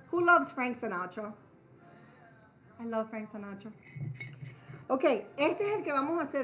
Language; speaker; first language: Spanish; early bilingual, heritage; Spanish